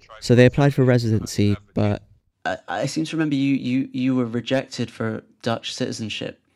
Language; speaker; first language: English; native; English